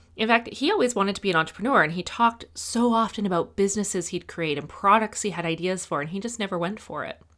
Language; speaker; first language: English; native; English